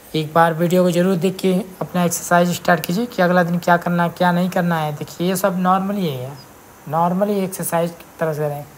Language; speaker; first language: Hindi; native; Hindi